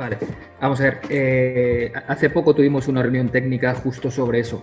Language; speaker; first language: Spanish; native; Spanish